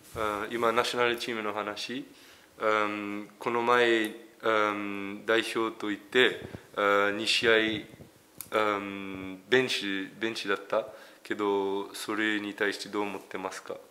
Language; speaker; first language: Japanese; early bilingual, heritage; French